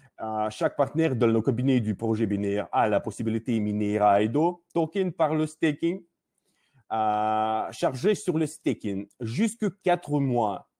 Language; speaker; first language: French; non-native, learner; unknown